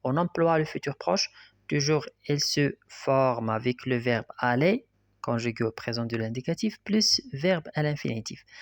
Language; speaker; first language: French; non-native, local second language; Arabic